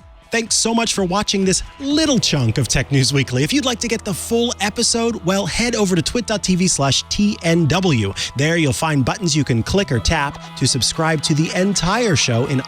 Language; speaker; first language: English; native; English